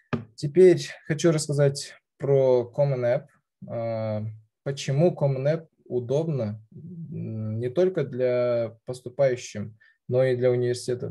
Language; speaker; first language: Russian; non-native, local second language; Kazakh